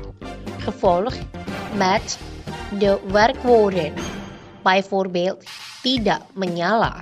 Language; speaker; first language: Dutch; non-native, fluent; Indonesian